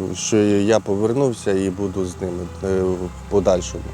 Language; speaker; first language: Ukrainian; native; Ukrainian